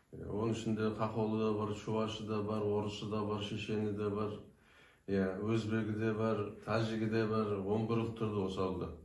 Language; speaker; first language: Kazakh; non-native, local second language; Turkish